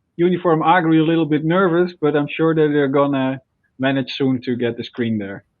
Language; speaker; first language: English; non-native, fluent; Dutch